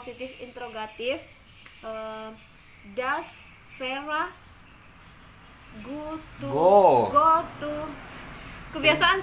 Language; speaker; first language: English; non-native, learner; Indonesian